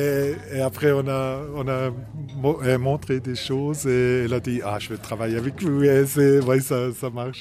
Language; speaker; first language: French; non-native, fluent; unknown